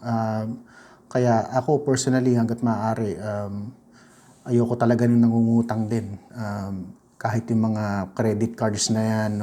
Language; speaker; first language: Filipino; native; Filipino